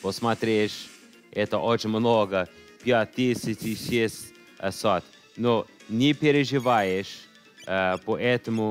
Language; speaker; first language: Russian; non-native, learner; English